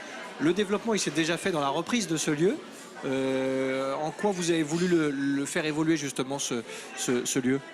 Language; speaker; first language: French; native; French